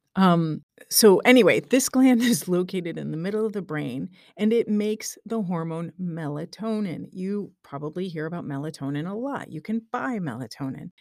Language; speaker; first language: English; native; English